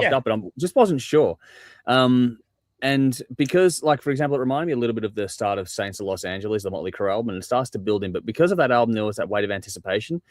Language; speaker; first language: English; native; English